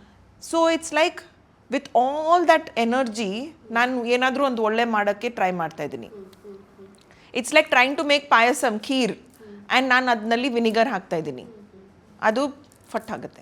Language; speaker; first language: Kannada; non-native, local second language; Hindi